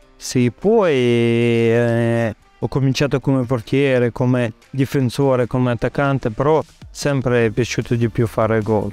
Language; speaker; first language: Italian; non-native, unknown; Russian